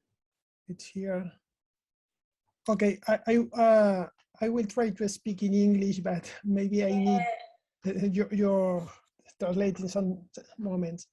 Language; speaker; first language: English; non-native, learner; Spanish